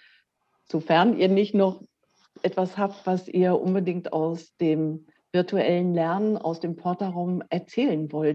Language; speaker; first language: German; native; German